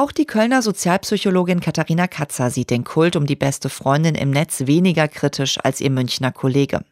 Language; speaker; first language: German; native; German